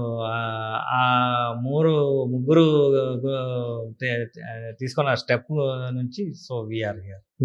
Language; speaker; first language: Telugu; non-native, learner; Kannada